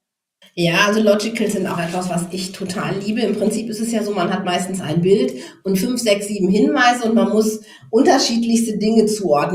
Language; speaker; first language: German; native; German